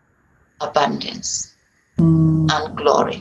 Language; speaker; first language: English; native; English